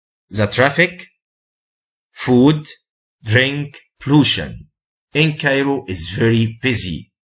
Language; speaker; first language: English; non-native, fluent; Arabic